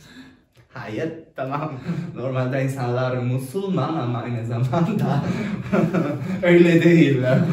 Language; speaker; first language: Turkish; non-native, learner; Italian